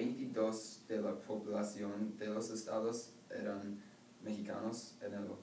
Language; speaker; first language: Spanish; non-native, learner; English